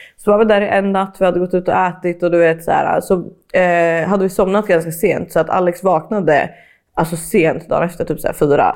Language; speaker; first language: Swedish; native; Swedish